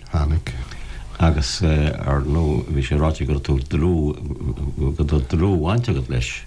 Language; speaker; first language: Irish; native; Irish